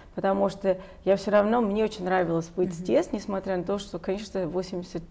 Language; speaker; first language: Russian; non-native, fluent; English